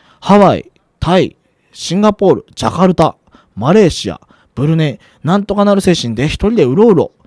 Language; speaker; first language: Japanese; native; Japanese